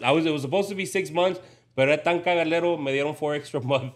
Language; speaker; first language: English; early bilingual, other home language; Spanish